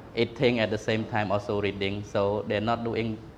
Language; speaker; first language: English; non-native, fluent; Khmer